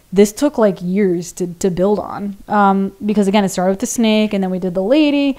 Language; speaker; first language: English; native; English